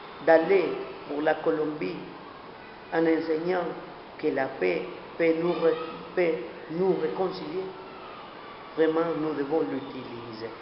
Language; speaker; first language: French; non-native, learner; Spanish